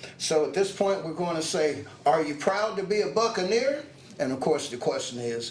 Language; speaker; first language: English; native; English